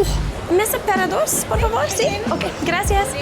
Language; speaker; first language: Spanish; non-native, learner; English